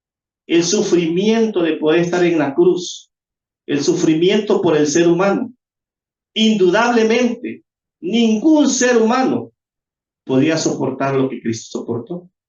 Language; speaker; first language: Spanish; native; Spanish